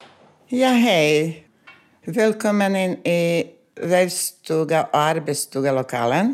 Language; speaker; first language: Swedish; non-native, fluent; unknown